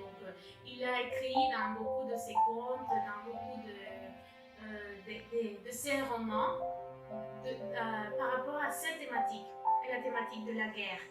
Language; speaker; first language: French; non-native, learner; Spanish